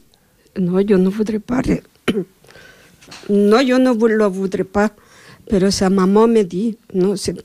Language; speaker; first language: French; non-native, learner; Spanish